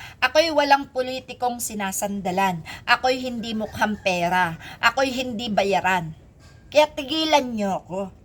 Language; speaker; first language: Filipino; native; Filipino